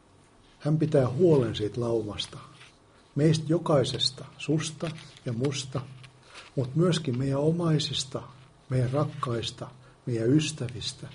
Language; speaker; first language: Finnish; native; Finnish